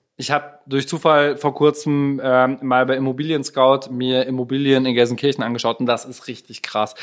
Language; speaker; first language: German; native; German